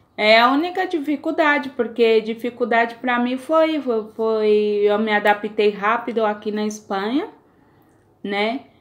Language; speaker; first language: Portuguese; native; Portuguese